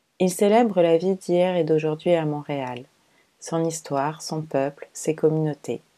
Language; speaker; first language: French; native; French